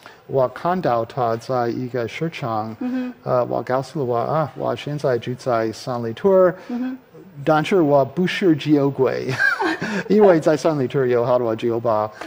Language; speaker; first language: Chinese; non-native, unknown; English